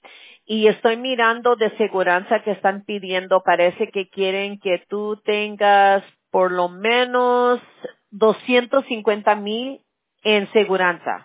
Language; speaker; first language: Spanish; early bilingual, heritage; Spanish